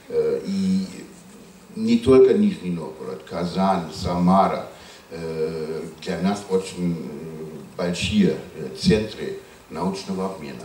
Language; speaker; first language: Russian; non-native, fluent; German